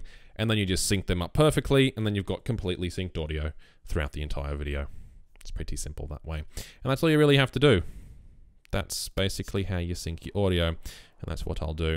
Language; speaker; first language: English; native; English